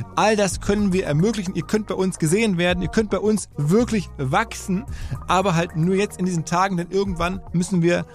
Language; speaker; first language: German; native; German